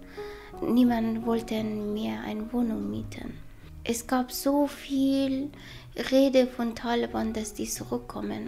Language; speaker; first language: German; non-native, learner; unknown